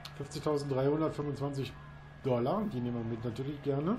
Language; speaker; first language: German; native; German